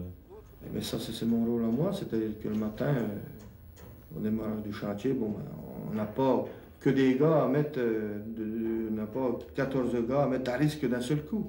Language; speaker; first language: French; native; French